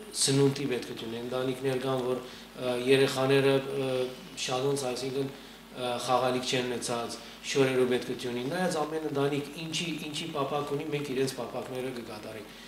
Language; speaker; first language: Armenian; native; Armenian